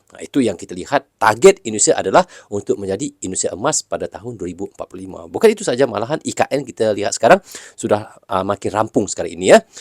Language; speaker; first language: Malay; native; Malay